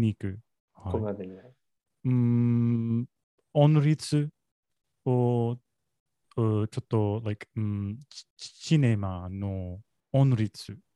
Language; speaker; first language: Japanese; non-native, learner; English